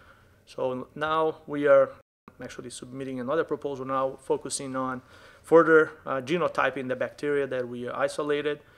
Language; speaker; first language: English; non-native, fluent; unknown